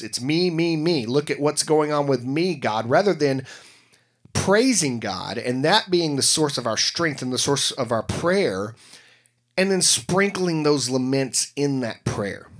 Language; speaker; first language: English; native; English